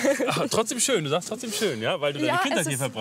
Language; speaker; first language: German; native; German